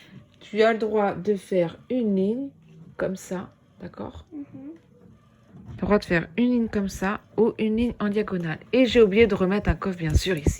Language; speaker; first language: French; native; French